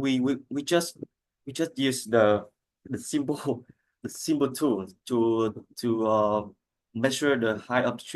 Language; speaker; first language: English; non-native, learner; Vietnamese